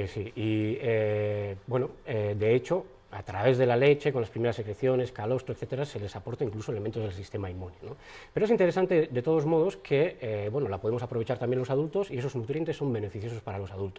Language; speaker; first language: Spanish; native; Spanish